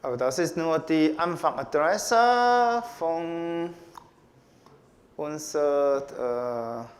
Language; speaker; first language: German; non-native, learner; Chinese